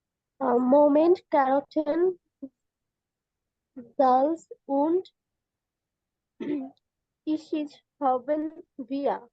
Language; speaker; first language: German; non-native, learner; Bangla